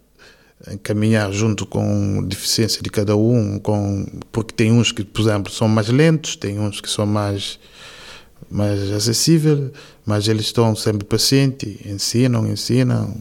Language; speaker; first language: Portuguese; non-native, local second language; Kabuverdianu